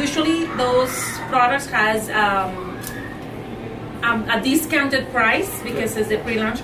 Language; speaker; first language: English; non-native, fluent; Spanish